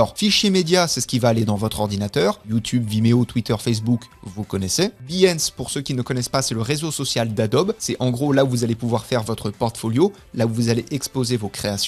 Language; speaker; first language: French; native; French